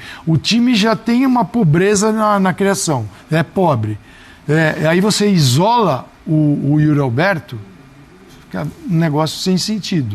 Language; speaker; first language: Portuguese; native; Portuguese